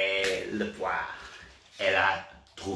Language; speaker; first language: French; non-native, learner; Portuguese